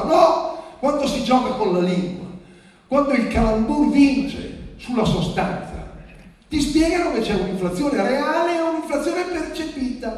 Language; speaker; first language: Italian; native; Italian